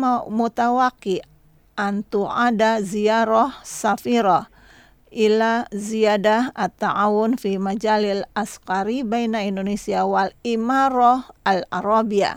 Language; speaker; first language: Arabic; non-native, fluent; Indonesian